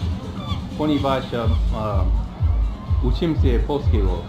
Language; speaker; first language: Polish; non-native, learner; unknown